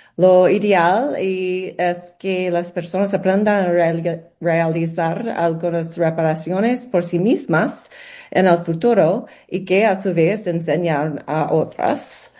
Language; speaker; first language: Spanish; non-native, learner; English